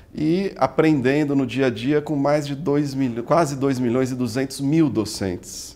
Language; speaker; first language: Portuguese; native; Portuguese